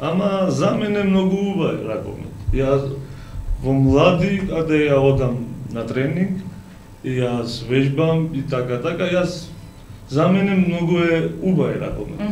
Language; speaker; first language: Macedonian; non-native, learner; Georgian